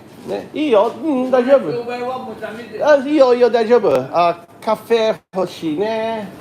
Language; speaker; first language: Japanese; non-native, learner; English